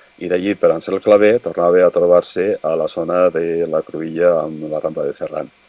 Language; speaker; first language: Catalan; native; Catalan